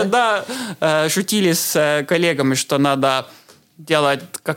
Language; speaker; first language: Russian; non-native, learner; Estonian